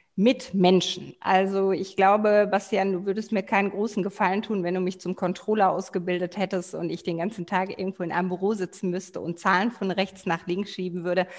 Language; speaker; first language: German; native; German